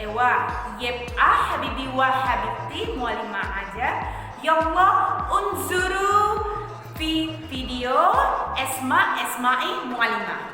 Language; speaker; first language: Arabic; non-native, learner; Indonesian